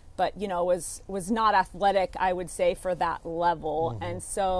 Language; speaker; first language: English; native; English